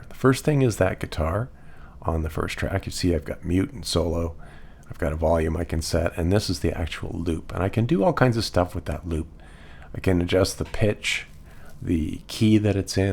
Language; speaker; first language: English; native; English